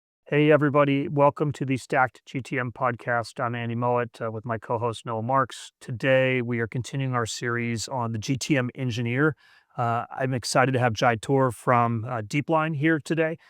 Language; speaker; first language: English; native; English